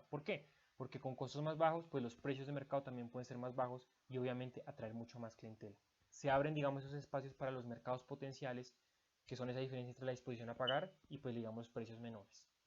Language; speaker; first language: Spanish; native; Spanish